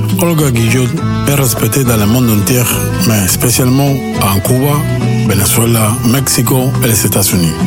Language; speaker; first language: French; non-native, learner; Spanish